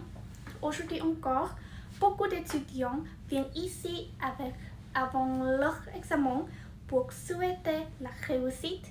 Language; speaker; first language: French; non-native, fluent; Vietnamese